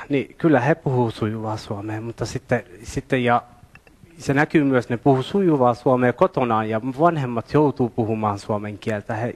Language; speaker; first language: Finnish; early bilingual, other home language; Somali